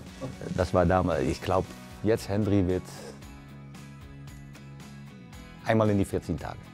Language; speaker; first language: German; non-native, fluent; Dutch